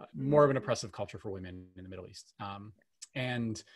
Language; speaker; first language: English; native; English